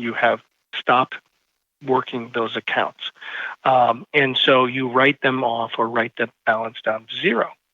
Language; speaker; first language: English; native; English